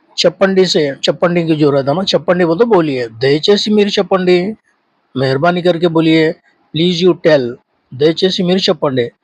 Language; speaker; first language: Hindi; non-native, local second language; Urdu